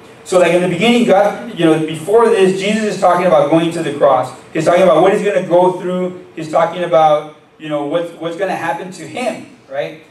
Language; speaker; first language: English; native; English